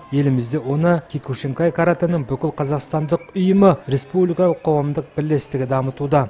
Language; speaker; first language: Kazakh; native; Kazakh